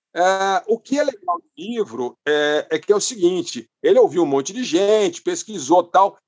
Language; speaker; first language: Portuguese; non-native, fluent; English